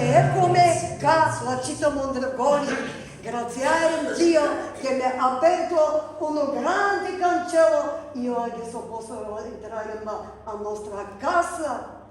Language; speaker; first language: Italian; non-native, learner; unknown